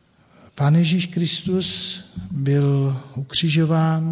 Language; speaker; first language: Czech; native; Czech